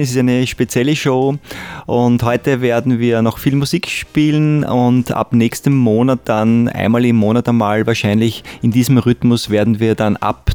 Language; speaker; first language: German; native; German